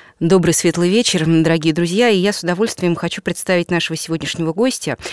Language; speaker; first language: Russian; native; Russian